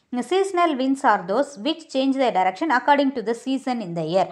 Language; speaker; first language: English; non-native, local second language; Tamil